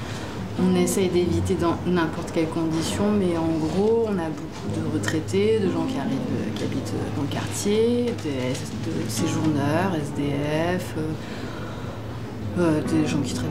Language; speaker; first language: French; native; French